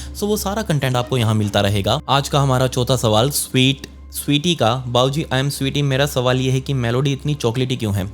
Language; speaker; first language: Hindi; native; Hindi